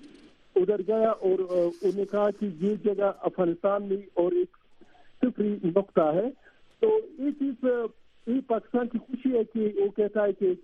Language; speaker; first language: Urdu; non-native, learner; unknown